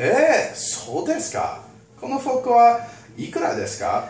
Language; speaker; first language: Japanese; non-native, learner; English